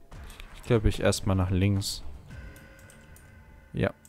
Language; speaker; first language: German; native; German